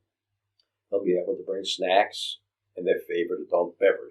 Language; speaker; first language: English; native; English